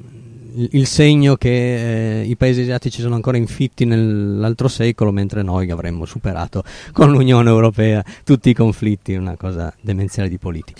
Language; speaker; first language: Italian; native; Italian